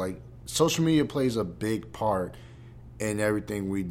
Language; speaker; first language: English; native; English